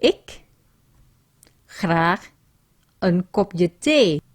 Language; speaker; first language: Dutch; non-native, fluent; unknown